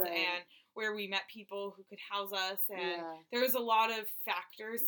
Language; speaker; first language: English; native; English